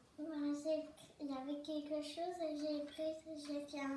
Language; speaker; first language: French; early bilingual, other home language; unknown